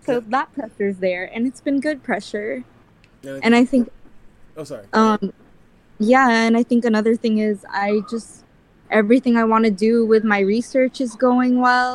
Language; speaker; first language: English; early bilingual, other home language; Filipino